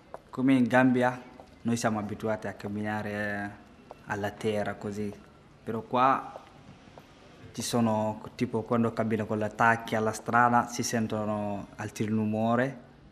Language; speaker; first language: Italian; non-native, learner; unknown